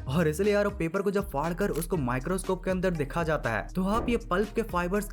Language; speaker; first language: Hindi; native; Hindi